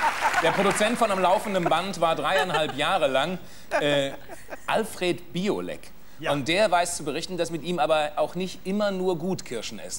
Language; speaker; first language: German; native; German